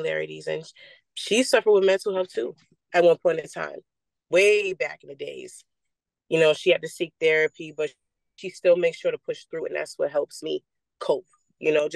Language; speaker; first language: English; native; English